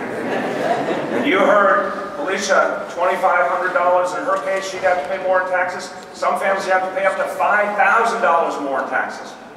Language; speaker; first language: English; native; English